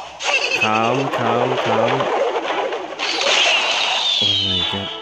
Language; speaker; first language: English; non-native, learner; Indonesian